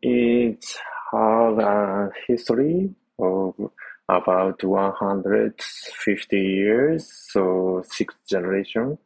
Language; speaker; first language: English; non-native, learner; Japanese